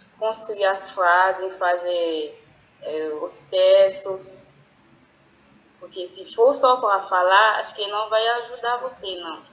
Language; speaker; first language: Portuguese; non-native, fluent; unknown